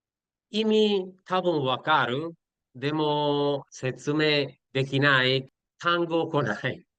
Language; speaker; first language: Japanese; non-native, learner; Italian